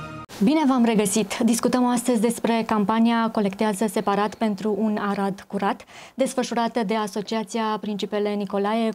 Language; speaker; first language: Romanian; native; Romanian